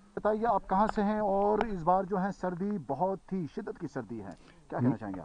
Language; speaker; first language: Urdu; non-native, local second language; Kashmiri